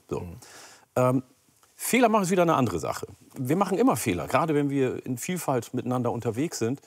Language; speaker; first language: German; early bilingual, other home language; Oromo